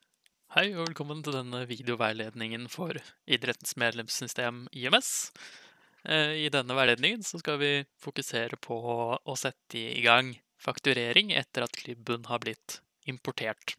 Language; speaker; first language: Norwegian; native; Norwegian